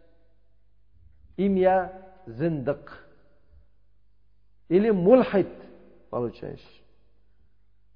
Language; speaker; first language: Russian; non-native, learner; Uzbek